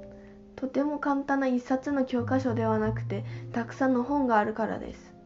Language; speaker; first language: Japanese; non-native, fluent; Chinese